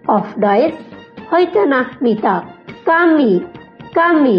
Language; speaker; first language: German; non-native, learner; Indonesian